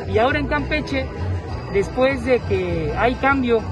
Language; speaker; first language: Spanish; native; Spanish